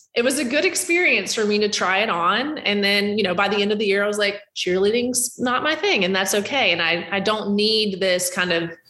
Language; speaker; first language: English; native; English